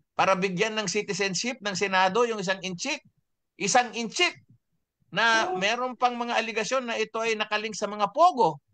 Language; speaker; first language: Filipino; non-native, local second language; Iloko